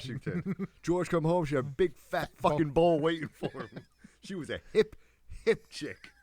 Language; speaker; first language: English; native; English